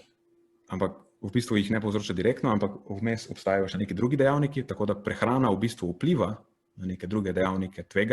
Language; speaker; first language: Slovenian; native; Slovenian